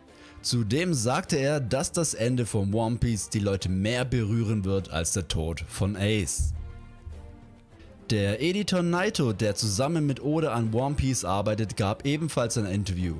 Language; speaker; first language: German; native; German